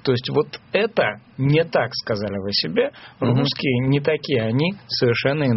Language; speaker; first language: Russian; native; Russian